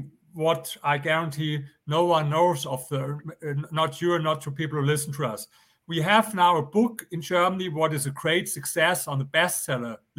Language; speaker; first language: English; non-native, fluent; German